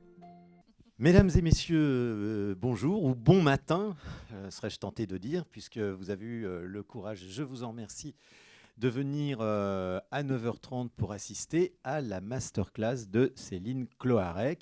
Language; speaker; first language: French; native; French